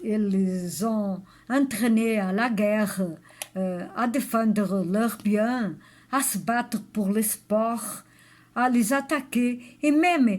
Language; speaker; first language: French; non-native, learner; Portuguese